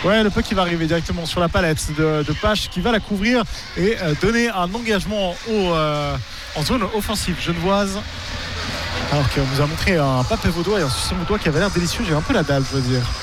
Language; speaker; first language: French; native; French